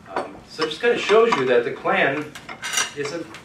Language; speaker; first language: English; native; English